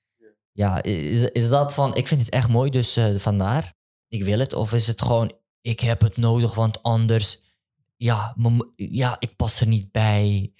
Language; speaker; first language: Dutch; early bilingual, other home language; Turkish